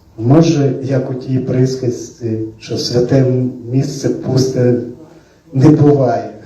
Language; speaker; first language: Ukrainian; non-native, local second language; Russian